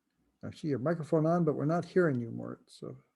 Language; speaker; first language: English; native; English